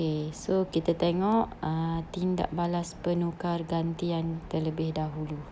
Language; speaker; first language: Malay; native; Malay